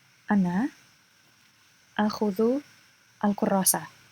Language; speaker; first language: Arabic; non-native, fluent; Indonesian